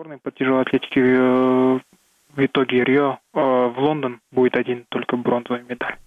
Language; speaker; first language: Russian; non-native, local second language; Kazakh